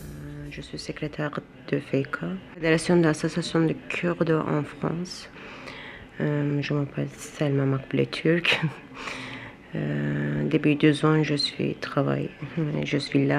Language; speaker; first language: French; non-native, learner; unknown